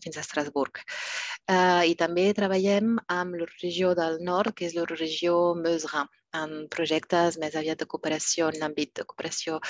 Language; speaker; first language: Catalan; non-native, learner; French